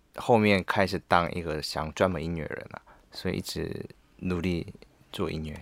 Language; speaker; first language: Chinese; non-native, learner; Korean